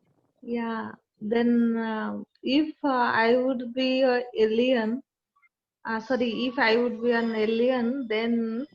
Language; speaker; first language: English; non-native, learner; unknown